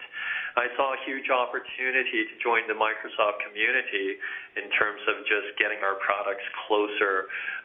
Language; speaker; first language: English; early bilingual, other home language; Chinese